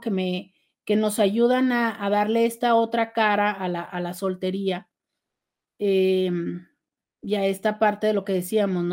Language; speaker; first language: Spanish; native; Spanish